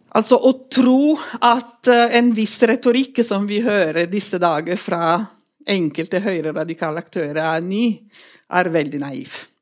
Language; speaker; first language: Norwegian; non-native, fluent; Italian